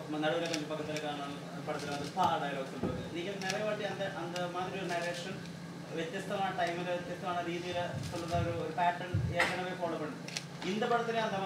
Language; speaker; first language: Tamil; non-native, local second language; Malayalam